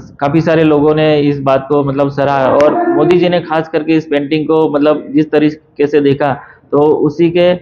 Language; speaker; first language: Hindi; non-native, local second language; Marathi